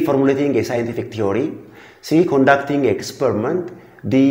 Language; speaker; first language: English; non-native, local second language; Amharic